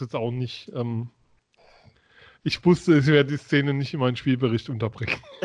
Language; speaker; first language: German; native; German